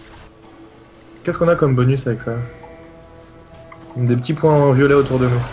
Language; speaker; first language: French; native; French